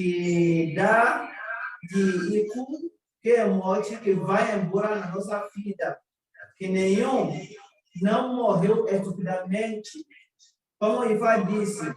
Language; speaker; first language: Portuguese; non-native, learner; Yoruba